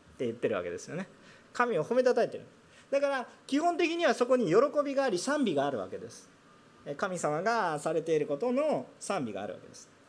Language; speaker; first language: Japanese; non-native, fluent; Korean